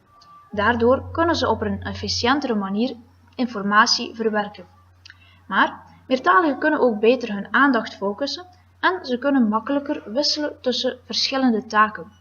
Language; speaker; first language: Dutch; native; Dutch